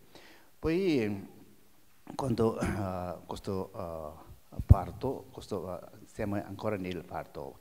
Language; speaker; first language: Italian; non-native, learner; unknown